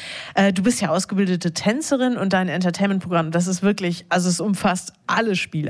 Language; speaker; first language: German; native; German